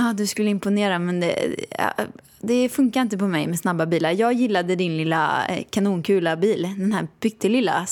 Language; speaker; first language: Swedish; native; Swedish